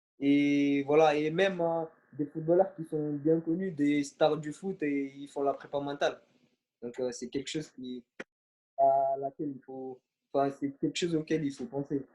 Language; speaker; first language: French; non-native, local second language; Bambara